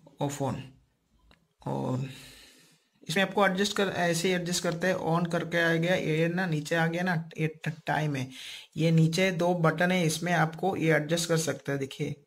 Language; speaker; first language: Hindi; non-native, local second language; Malayalam